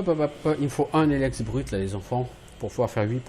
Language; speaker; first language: French; native; French